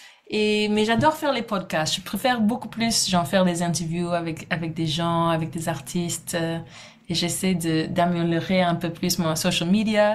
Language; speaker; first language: French; non-native, fluent; English